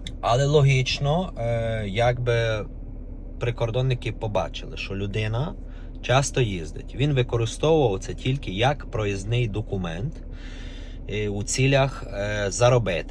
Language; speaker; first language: Ukrainian; native; Ukrainian